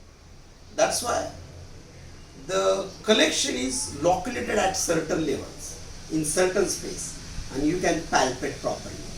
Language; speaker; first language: English; non-native, local second language; Marathi